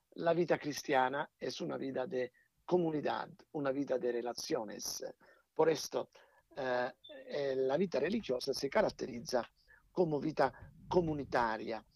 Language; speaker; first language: Italian; non-native, fluent; Spanish